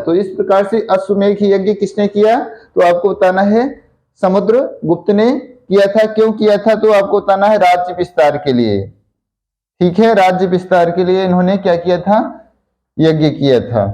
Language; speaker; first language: Hindi; native; Hindi